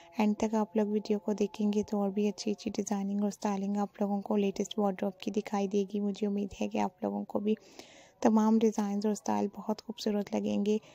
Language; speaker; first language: Hindi; native; Hindi